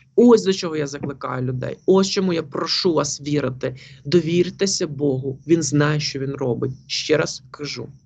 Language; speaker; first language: Ukrainian; native; Ukrainian